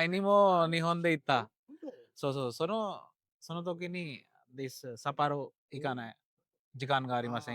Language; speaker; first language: Japanese; non-native, learner; Hindi